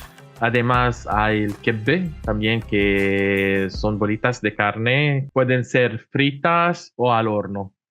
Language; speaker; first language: Spanish; non-native, fluent; Arabic